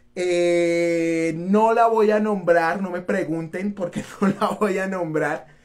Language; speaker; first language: Spanish; native; Spanish